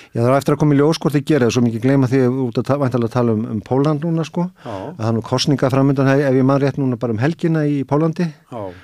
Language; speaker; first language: Icelandic; native; Icelandic